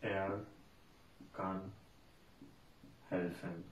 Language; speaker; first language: German; non-native, fluent; Bangla